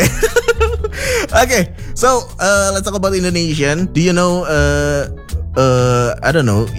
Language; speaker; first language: English; non-native, learner; Indonesian